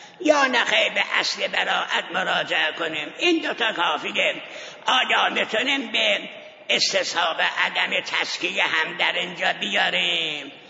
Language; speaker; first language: Persian; non-native, local second language; Azerbaijani